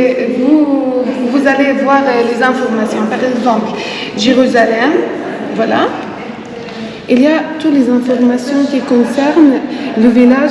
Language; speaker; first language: French; non-native, fluent; Arabic